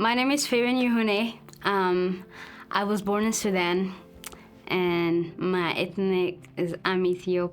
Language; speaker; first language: English; non-native, fluent; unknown